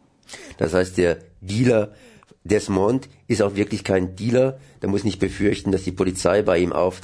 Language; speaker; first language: German; native; German